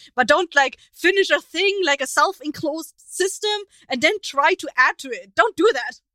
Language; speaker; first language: English; non-native, fluent; German